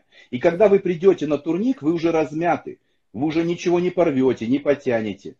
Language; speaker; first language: Russian; native; Russian